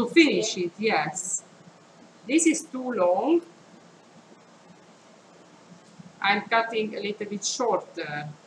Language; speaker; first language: English; non-native, fluent; Hungarian